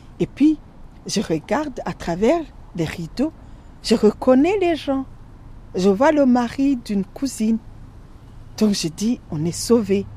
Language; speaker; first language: French; non-native, local second language; Rundi